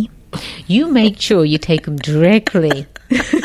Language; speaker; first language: English; native; English